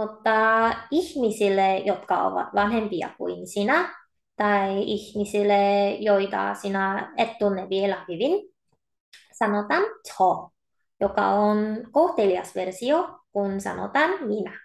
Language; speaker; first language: Finnish; non-native, fluent; Korean